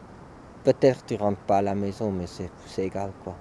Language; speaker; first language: French; non-native, local second language; German